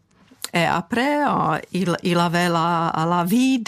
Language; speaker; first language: French; non-native, fluent; Czech